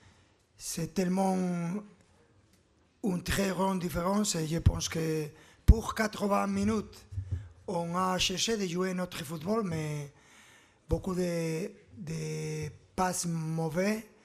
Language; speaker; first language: French; non-native, learner; Spanish